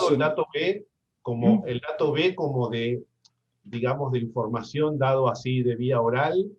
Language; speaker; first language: Spanish; native; Spanish